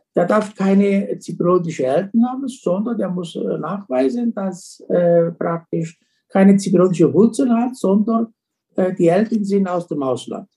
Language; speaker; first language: German; non-native, fluent; Greek